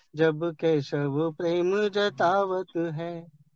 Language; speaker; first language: Hindi; native; Hindi